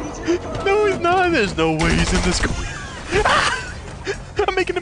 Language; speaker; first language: English; native; English